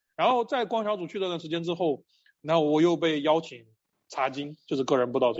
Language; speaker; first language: Chinese; native; Chinese